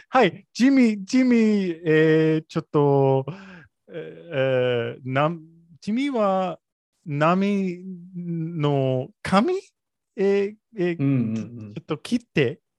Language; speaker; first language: Japanese; non-native, learner; English